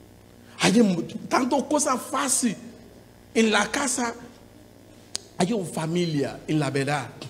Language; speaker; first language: Spanish; non-native, learner; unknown